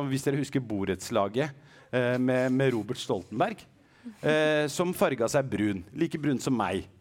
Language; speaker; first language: Norwegian; early bilingual, other home language; Arabic